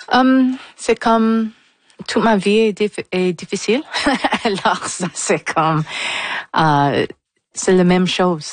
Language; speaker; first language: French; non-native, local second language; English